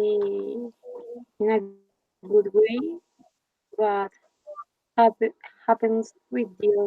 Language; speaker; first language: English; non-native, learner; Spanish